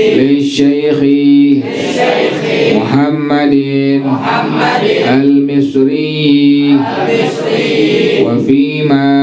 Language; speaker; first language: Arabic; non-native, fluent; Indonesian